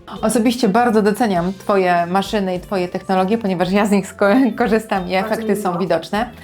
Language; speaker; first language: Polish; native; Polish